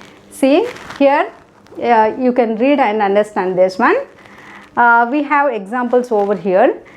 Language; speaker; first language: English; non-native, local second language; Telugu